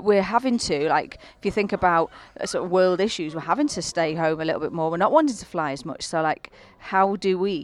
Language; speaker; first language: English; native; English